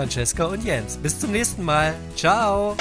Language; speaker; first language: German; native; German